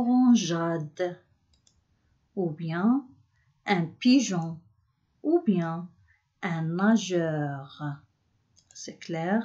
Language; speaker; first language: French; non-native, local second language; Arabic